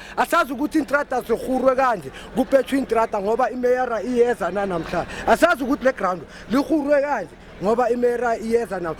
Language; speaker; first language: Zulu; native; Zulu